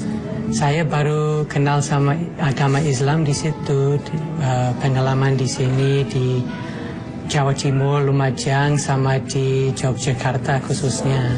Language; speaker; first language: Indonesian; non-native, fluent; English